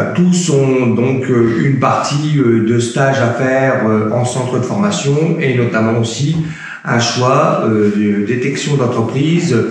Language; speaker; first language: French; native; French